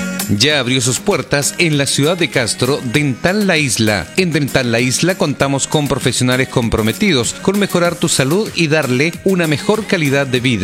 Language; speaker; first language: Spanish; native; Spanish